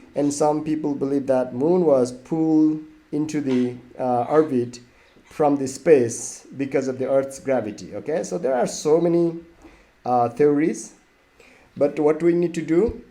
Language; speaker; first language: English; non-native, local second language; Nepali